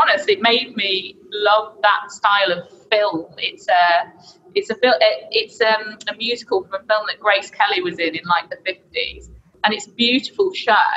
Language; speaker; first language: English; native; English